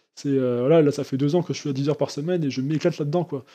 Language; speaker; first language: French; native; French